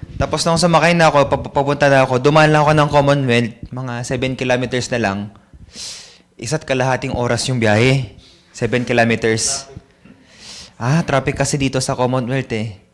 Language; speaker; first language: Filipino; native; Filipino